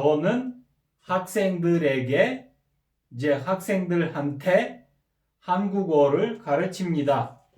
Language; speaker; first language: Korean; non-native, fluent; Kyrgyz